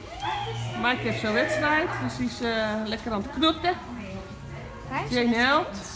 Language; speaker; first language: Dutch; native; Dutch